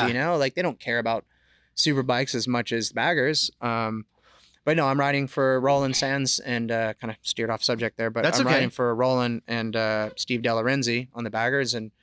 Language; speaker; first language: English; native; English